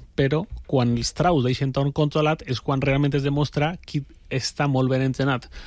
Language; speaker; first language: Catalan; native; Catalan